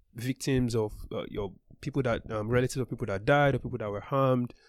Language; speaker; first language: English; non-native, local second language; Yoruba